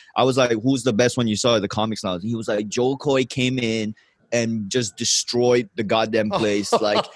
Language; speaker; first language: English; native; English